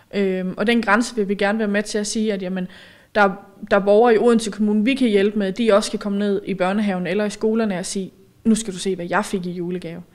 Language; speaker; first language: Danish; native; Danish